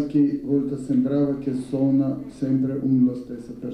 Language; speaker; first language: Italian; non-native, learner; Russian